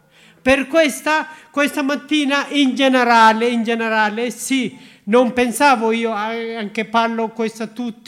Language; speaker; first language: Italian; non-native, learner; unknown